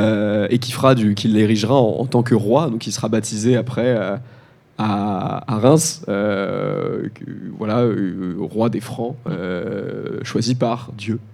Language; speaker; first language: French; native; French